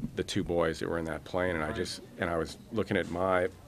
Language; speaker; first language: English; native; English